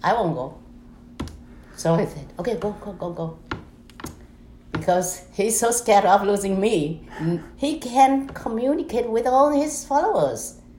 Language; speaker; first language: English; non-native, fluent; Vietnamese